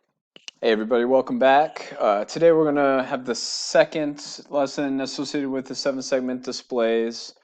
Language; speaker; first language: English; native; English